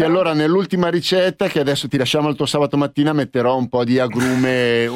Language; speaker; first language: Italian; native; Italian